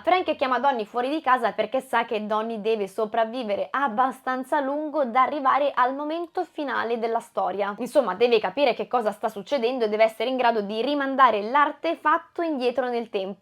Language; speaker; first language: Italian; native; Italian